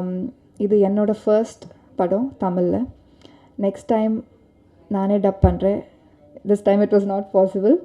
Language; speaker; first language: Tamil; non-native, learner; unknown